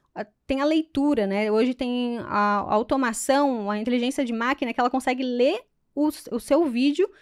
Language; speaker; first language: Portuguese; native; Portuguese